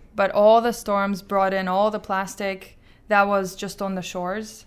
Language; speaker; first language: English; non-native, fluent; Azerbaijani